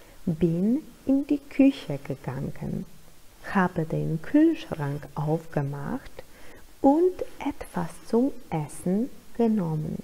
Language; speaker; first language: German; non-native, fluent; Polish